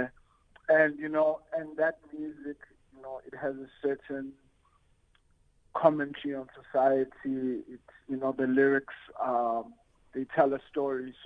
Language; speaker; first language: English; non-native, local second language; Xhosa